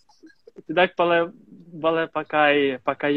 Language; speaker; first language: Indonesian; non-native, fluent; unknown